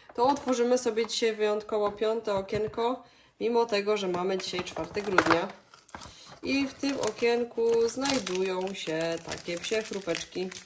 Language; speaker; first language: Polish; native; Polish